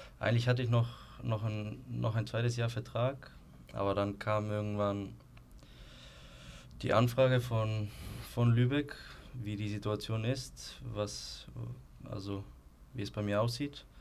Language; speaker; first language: German; non-native, fluent; Icelandic